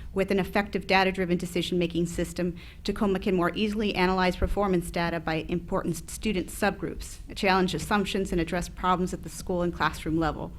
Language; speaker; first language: English; early bilingual, other home language; Spanish